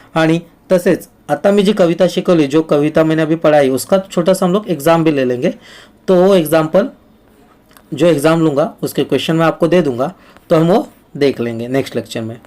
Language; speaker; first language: Hindi; non-native, local second language; Marathi